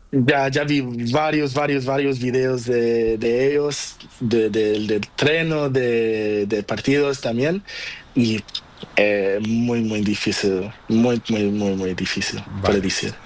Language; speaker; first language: Spanish; non-native, learner; Portuguese